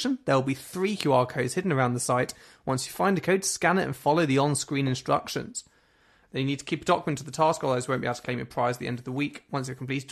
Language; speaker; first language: English; native; English